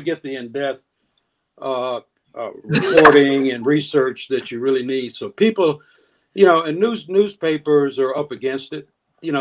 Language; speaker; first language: English; native; English